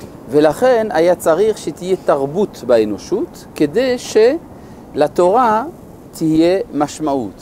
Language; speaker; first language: Hebrew; non-native, fluent; French